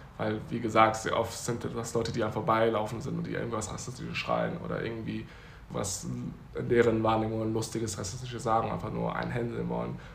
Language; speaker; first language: German; early bilingual, other home language; Chinese